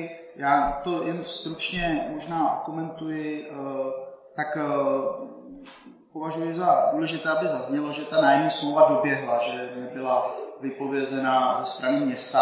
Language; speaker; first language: Czech; native; Czech